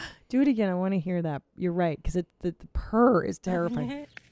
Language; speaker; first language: English; native; English